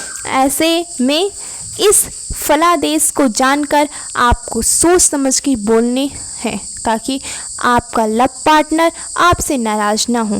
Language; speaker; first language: Hindi; native; Hindi